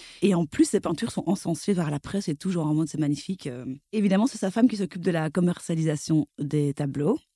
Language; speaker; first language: French; native; French